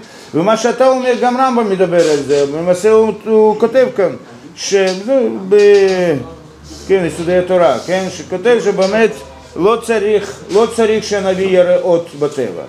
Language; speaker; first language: Hebrew; non-native, fluent; Russian